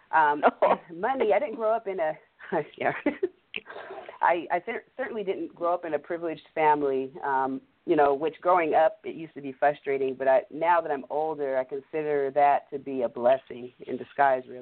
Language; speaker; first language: English; native; English